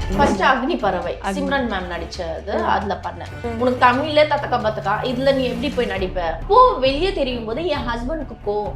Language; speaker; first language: Tamil; native; Tamil